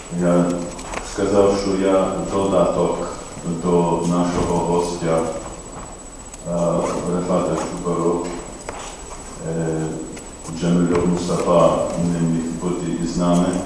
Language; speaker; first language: Ukrainian; early bilingual, heritage; Ukrainian